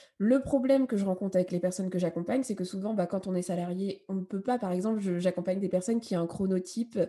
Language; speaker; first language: French; native; French